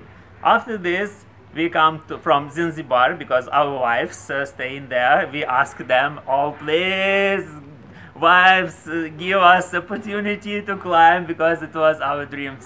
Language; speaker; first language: English; non-native, learner; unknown